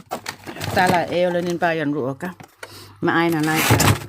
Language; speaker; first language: Finnish; non-native, learner; Vietnamese